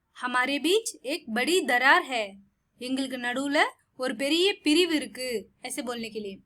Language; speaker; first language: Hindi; non-native, local second language; Tamil